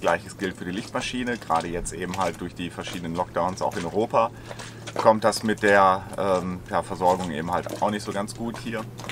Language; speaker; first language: German; native; German